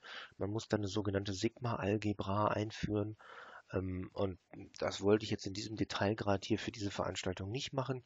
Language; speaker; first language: German; native; German